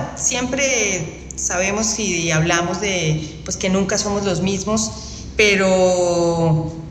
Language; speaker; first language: Spanish; native; Spanish